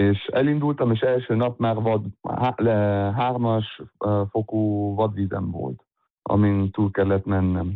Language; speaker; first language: Hungarian; early bilingual, heritage; Hungarian